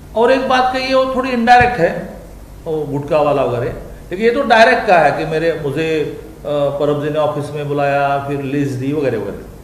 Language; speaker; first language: Hindi; non-native, local second language; Marathi